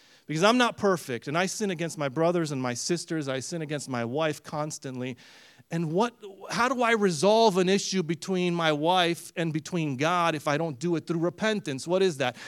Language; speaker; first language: English; early bilingual, other home language; Romanian